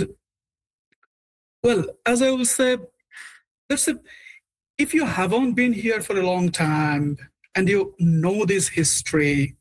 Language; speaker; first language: English; non-native, local second language; Bangla